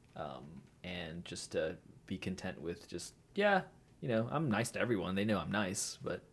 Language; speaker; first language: English; native; English